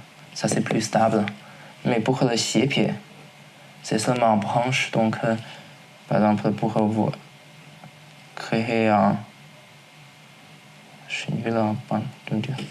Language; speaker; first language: French; non-native, learner; Chinese